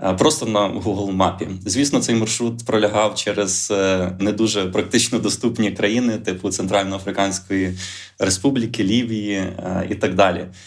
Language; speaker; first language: Ukrainian; native; Ukrainian